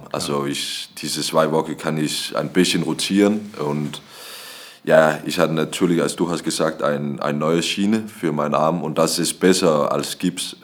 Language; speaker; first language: German; non-native, learner; Danish